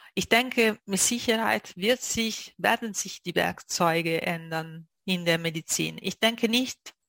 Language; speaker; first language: German; non-native, fluent; Italian